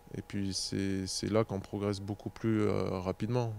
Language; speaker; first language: French; native; French